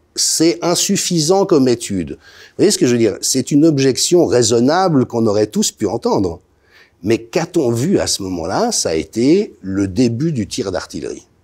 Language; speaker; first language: French; native; French